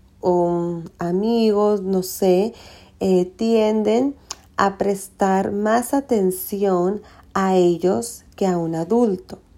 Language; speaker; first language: Spanish; early bilingual, heritage; Spanish